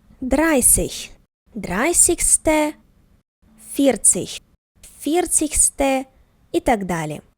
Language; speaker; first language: German; non-native, fluent; Ukrainian